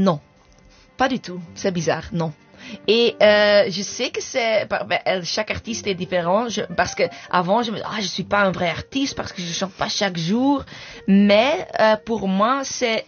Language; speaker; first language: French; non-native, learner; English